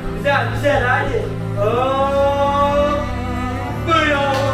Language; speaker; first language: Turkish; native; Turkish